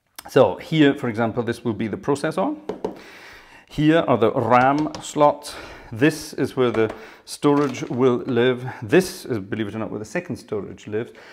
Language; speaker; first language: English; native; English